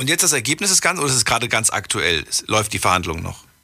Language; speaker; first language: German; native; German